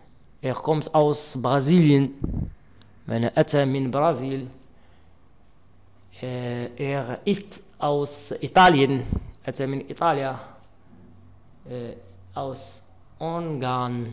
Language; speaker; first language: German; non-native, learner; Arabic